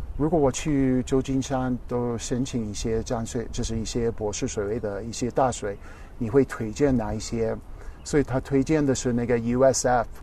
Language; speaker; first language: Chinese; non-native, fluent; English